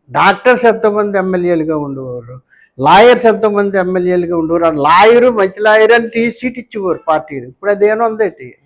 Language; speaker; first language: Telugu; native; Telugu